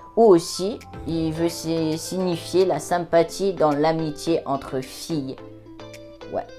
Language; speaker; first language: French; native; French